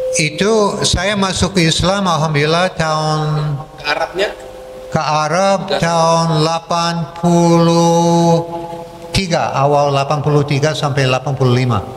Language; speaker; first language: Indonesian; non-native, fluent; English